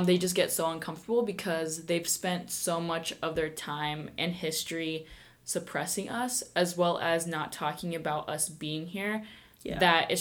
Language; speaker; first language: English; early bilingual, other home language; Spanish